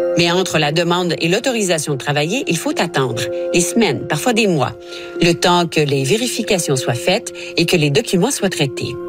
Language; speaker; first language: French; native; French